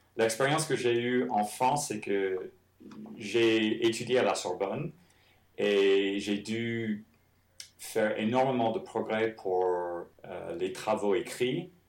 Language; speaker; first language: French; non-native, fluent; English